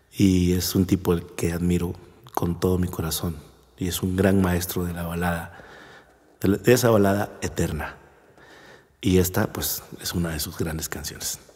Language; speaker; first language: Spanish; native; Spanish